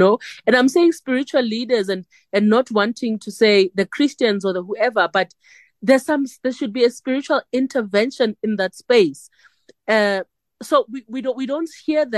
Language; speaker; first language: English; non-native, local second language; Northern Sotho